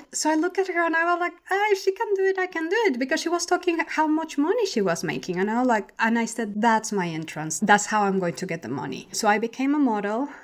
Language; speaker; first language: English; non-native, fluent; Spanish